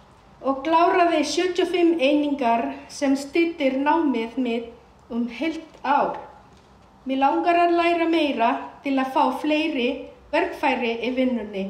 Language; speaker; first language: Icelandic; non-native, fluent; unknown